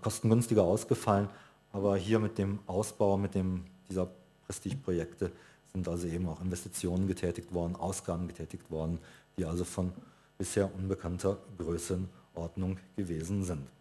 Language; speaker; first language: German; native; German